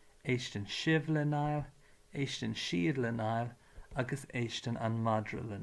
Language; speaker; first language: Irish; non-native, local second language; English